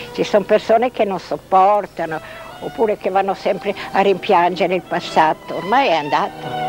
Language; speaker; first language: Italian; non-native, fluent; Hungarian